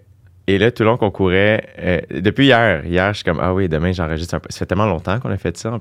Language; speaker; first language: French; native; French